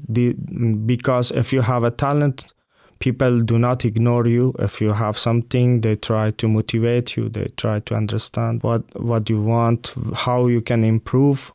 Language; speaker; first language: English; non-native, fluent; Persian